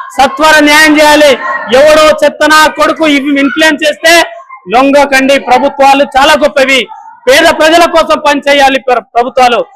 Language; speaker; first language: Telugu; non-native, local second language; Lambadi